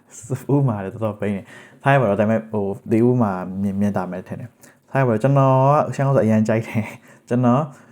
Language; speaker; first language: Burmese; native; Burmese